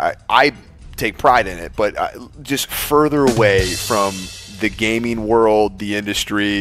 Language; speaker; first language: English; native; English